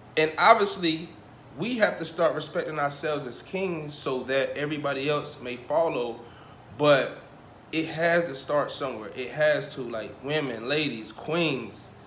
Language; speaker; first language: English; native; English